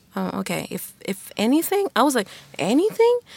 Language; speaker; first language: English; non-native, fluent; Wolof